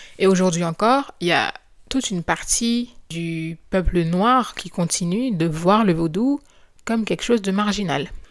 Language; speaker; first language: French; non-native, local second language; Haitian Creole